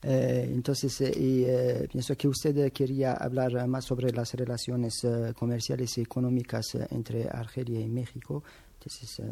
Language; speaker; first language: Spanish; non-native, fluent; Arabic